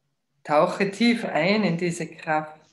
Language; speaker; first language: German; native; German